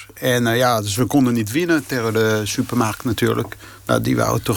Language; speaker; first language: Dutch; non-native, fluent; French